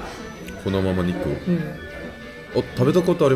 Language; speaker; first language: Japanese; non-native, fluent; Korean